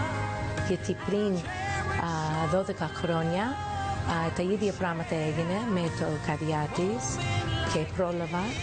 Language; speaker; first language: Greek; early bilingual, heritage; English